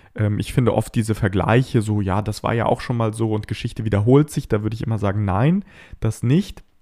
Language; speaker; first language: German; native; German